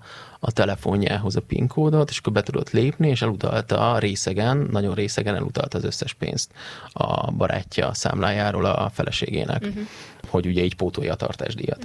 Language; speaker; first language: Hungarian; native; Hungarian